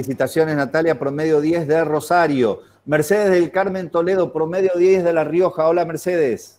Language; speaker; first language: Spanish; native; Spanish